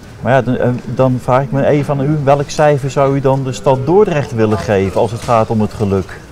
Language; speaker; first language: Dutch; native; Dutch